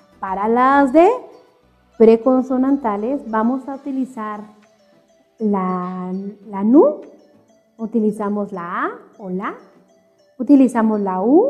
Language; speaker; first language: Spanish; non-native, local second language; Kʼicheʼ